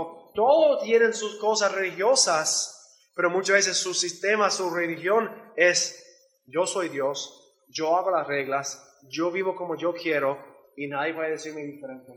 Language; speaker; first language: Spanish; non-native, learner; English